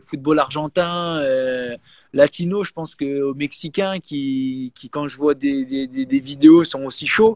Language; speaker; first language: French; native; French